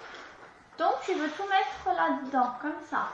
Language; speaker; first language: French; native; French